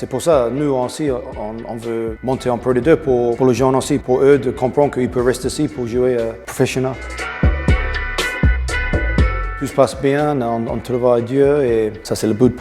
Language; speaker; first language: French; non-native, learner; English